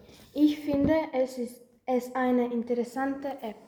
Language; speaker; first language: German; non-native, learner; Greek